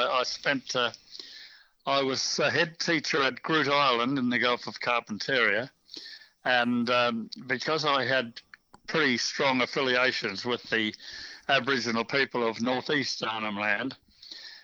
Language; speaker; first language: English; native; English